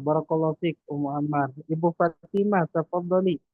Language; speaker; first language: Indonesian; native; Indonesian